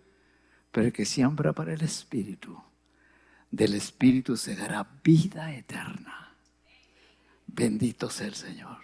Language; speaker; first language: Spanish; native; Spanish